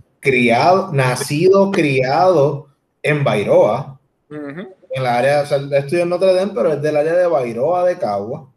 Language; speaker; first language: Spanish; native; Spanish